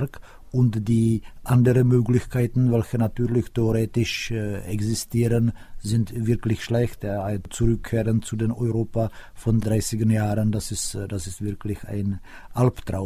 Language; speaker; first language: German; non-native, fluent; Czech